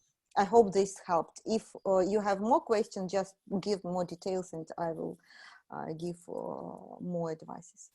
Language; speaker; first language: English; non-native, fluent; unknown